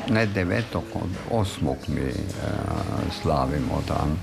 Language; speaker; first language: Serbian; non-native, fluent; German